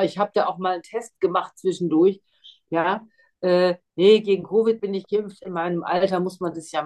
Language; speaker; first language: German; native; German